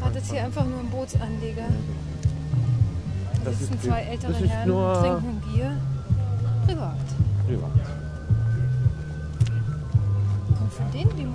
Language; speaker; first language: German; native; German